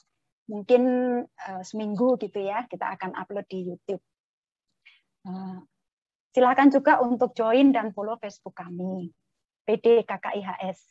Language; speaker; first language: Indonesian; native; Indonesian